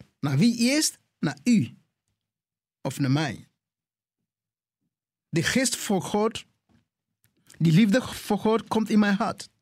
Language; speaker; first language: Dutch; non-native, fluent; English